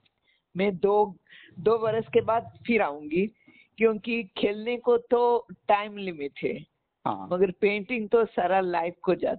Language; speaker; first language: Hindi; non-native, local second language; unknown